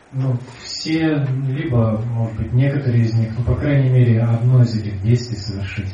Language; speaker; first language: Russian; native; Russian